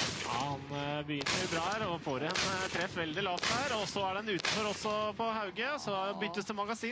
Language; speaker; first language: Norwegian; native; Norwegian